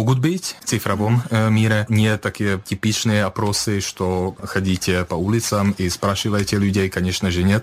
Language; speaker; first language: Russian; non-native, fluent; Czech